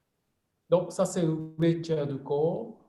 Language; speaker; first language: French; non-native, fluent; Japanese